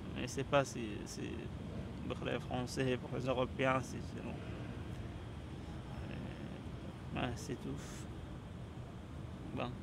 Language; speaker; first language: French; non-native, learner; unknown